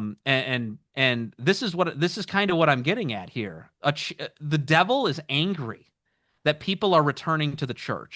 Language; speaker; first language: English; native; English